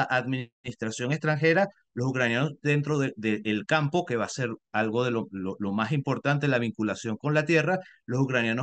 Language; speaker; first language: Spanish; native; Spanish